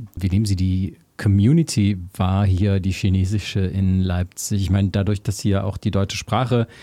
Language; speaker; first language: German; native; German